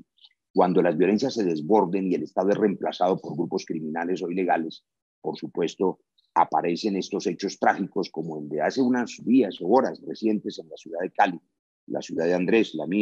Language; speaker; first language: Spanish; native; Spanish